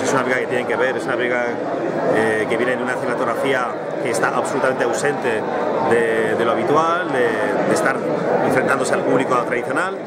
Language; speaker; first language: Spanish; native; Spanish